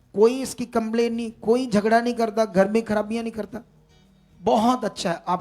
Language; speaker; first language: Hindi; non-native, local second language; Punjabi